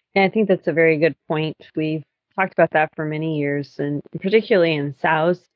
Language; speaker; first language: English; native; English